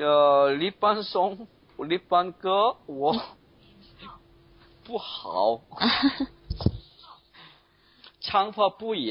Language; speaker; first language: Chinese; non-native, learner; Korean